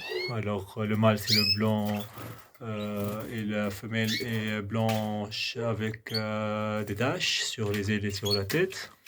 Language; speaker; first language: French; non-native, local second language; Arabic